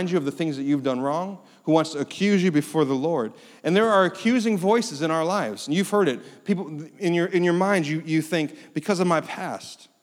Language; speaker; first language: English; early bilingual, other home language; Korean